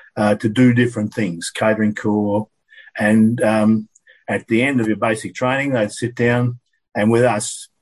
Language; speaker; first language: English; native; English